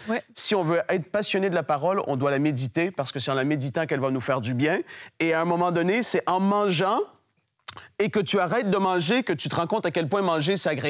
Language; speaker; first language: French; native; French